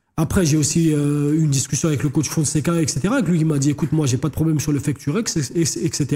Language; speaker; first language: French; native; French